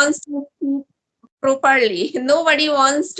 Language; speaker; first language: English; non-native, learner; Hindi